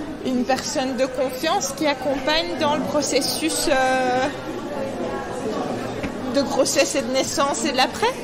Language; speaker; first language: French; native; French